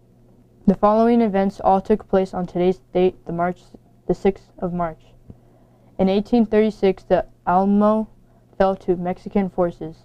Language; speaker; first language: English; native; English